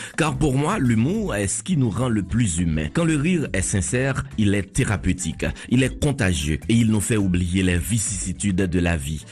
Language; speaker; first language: French; non-native, local second language; Haitian Creole